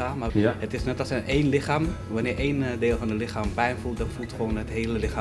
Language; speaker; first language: Dutch; non-native, fluent; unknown